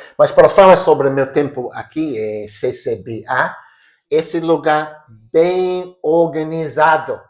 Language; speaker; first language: Portuguese; non-native, fluent; English